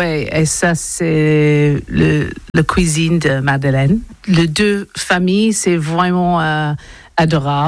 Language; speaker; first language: French; non-native, learner; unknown